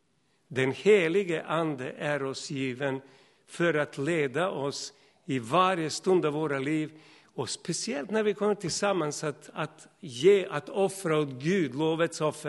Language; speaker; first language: Swedish; non-native, fluent; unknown